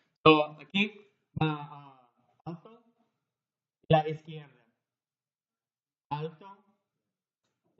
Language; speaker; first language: Spanish; non-native, learner; English